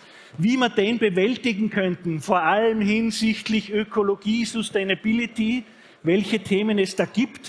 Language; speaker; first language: German; native; German